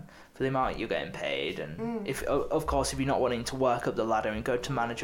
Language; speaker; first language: English; native; English